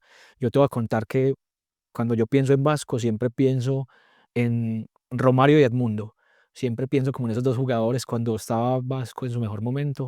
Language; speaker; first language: Spanish; native; Spanish